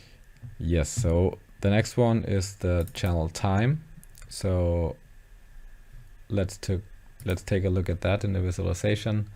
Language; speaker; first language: English; non-native, fluent; German